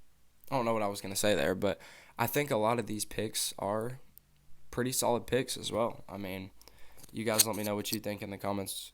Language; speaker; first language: English; native; English